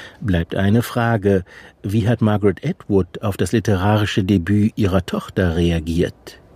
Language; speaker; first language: German; native; German